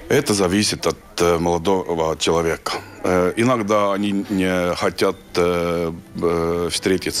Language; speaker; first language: Russian; non-native, learner; Estonian